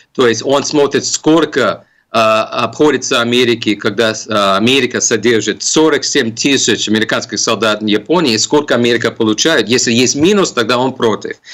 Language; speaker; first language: Russian; non-native, fluent; English